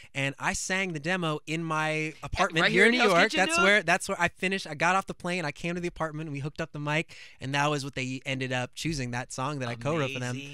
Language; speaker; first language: English; native; English